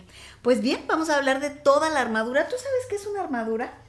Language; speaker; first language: Spanish; native; Spanish